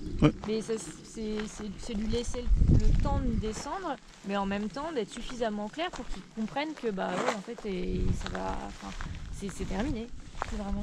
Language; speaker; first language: French; native; French